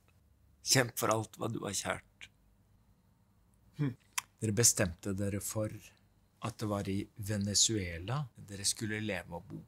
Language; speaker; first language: Norwegian; native; Norwegian